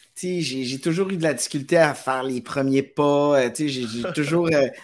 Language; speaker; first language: French; native; French